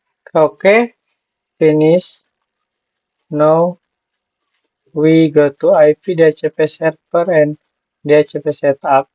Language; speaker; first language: English; non-native, learner; Indonesian